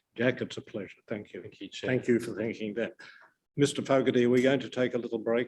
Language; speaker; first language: English; native; English